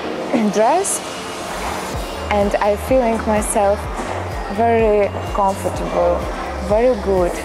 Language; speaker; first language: English; non-native, learner; Ukrainian